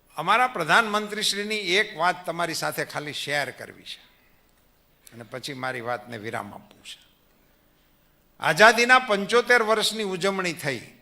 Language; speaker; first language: Gujarati; native; Gujarati